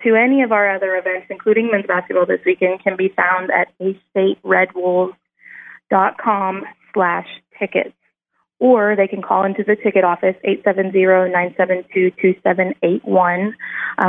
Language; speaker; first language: English; native; English